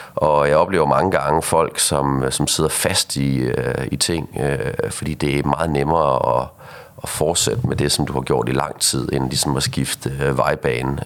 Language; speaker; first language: Danish; native; Danish